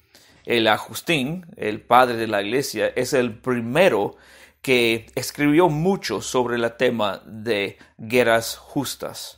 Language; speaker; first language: Spanish; non-native, fluent; English